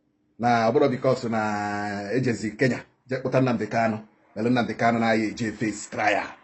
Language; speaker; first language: Igbo; native; Igbo